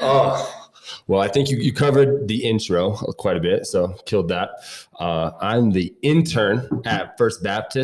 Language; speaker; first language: English; native; English